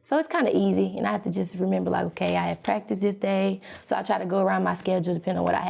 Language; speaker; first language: English; native; English